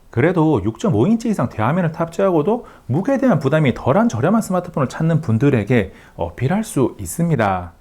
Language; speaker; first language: Korean; native; Korean